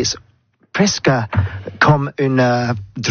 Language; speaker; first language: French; non-native, learner; English